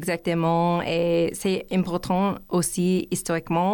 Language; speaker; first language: French; non-native, learner; English